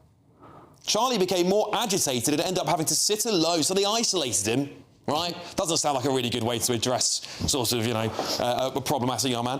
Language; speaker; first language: English; native; English